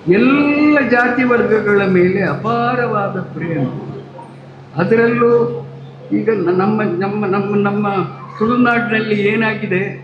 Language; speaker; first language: Kannada; non-native, local second language; Tulu